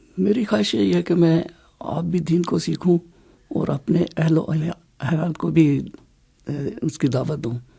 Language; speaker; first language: Urdu; non-native, local second language; Punjabi